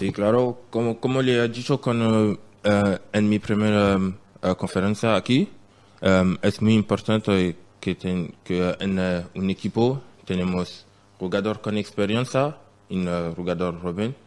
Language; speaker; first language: Spanish; non-native, learner; French